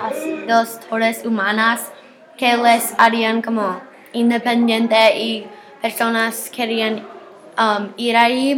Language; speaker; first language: Spanish; non-native, learner; English